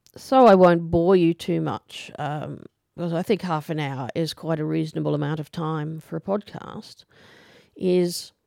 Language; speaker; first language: English; native; English